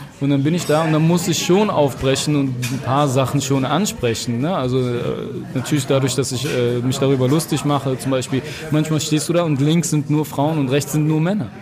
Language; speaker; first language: German; early bilingual, other home language; Arabic